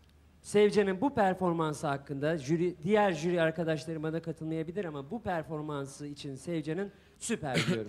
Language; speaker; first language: Turkish; native; Turkish